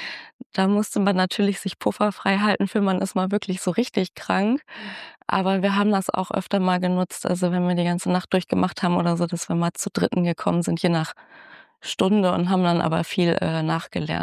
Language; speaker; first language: German; native; German